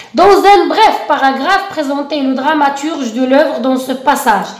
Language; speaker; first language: French; non-native, local second language; Arabic